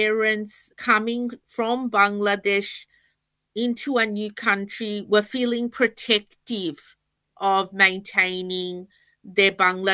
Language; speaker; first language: English; native; English